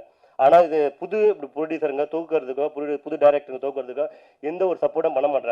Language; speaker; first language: Tamil; native; Tamil